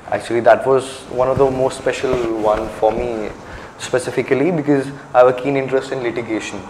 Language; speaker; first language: English; non-native, local second language; Hindi